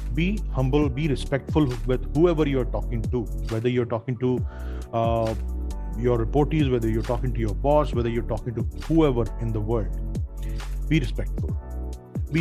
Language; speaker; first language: English; non-native, local second language; Hindi